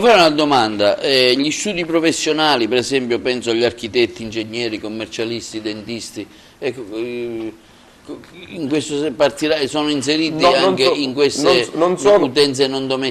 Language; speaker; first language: Italian; native; Italian